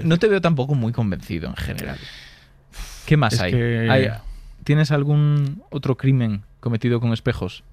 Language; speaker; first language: Spanish; native; Spanish